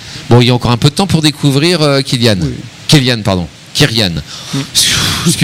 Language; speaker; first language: French; native; French